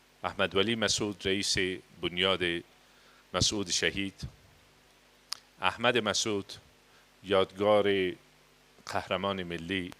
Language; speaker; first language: Persian; native; Persian